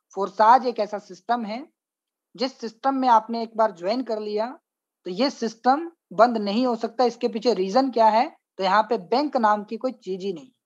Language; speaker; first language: Hindi; native; Hindi